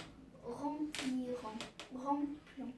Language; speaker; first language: French; non-native, learner; Arabic